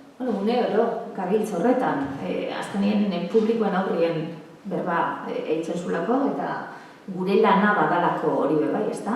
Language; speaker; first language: Basque; native; Basque